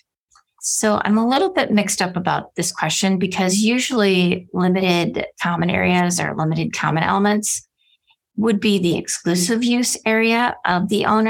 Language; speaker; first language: English; native; English